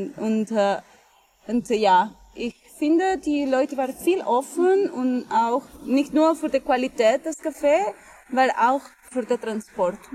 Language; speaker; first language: German; non-native, learner; Spanish